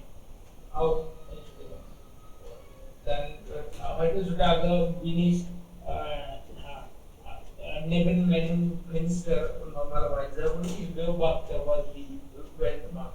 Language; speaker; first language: German; non-native, learner; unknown